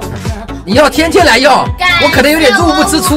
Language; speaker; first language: Chinese; native; Chinese